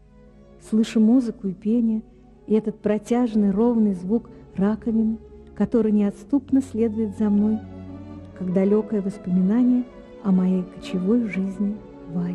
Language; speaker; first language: Russian; native; Russian